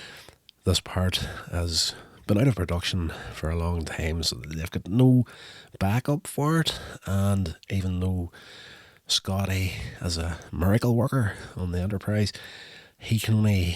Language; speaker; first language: English; native; English